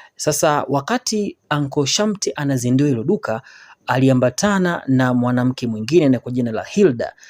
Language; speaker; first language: Swahili; native; Swahili